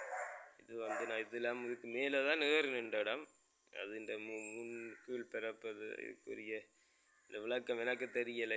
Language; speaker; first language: Tamil; native; Tamil